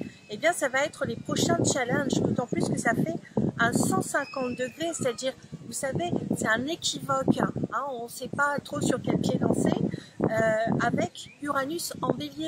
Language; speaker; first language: French; native; French